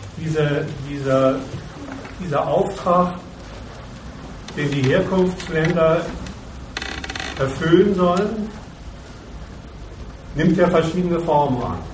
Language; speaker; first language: German; native; German